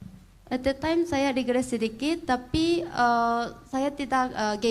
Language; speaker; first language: Indonesian; non-native, learner; Korean